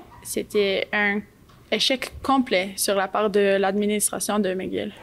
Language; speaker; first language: French; non-native, local second language; English